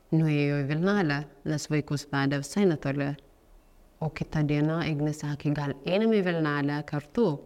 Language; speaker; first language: Lithuanian; non-native, fluent; Amharic